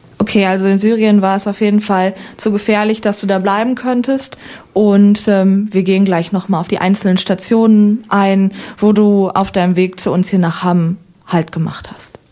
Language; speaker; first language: German; native; German